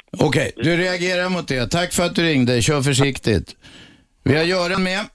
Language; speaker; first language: Swedish; native; Swedish